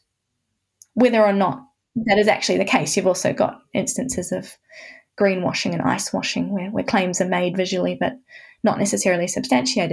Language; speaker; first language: English; native; English